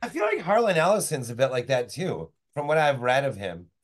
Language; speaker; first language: English; native; English